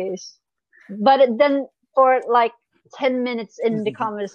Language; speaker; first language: English; non-native, fluent; Swedish